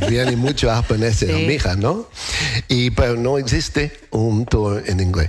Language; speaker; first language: Spanish; non-native, learner; English